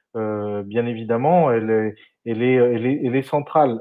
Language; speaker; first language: French; non-native, fluent; Spanish